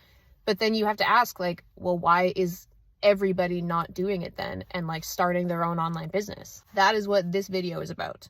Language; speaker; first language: English; native; English